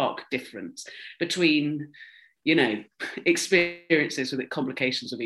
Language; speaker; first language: English; native; English